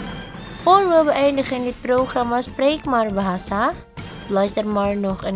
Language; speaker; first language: Dutch; non-native, learner; Indonesian